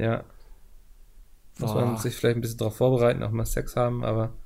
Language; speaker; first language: German; native; German